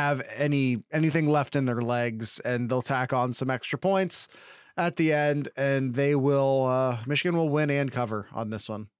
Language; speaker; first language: English; native; English